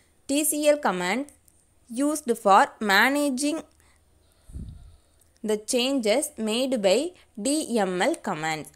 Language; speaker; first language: English; non-native, local second language; Tamil